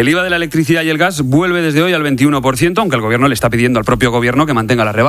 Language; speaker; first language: Spanish; native; Spanish